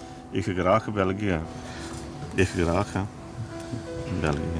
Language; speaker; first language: Dutch; non-native, learner; Punjabi